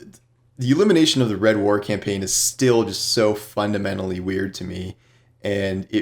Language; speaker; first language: English; native; English